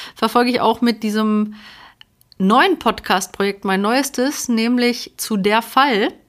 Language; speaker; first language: German; early bilingual, other home language; Polish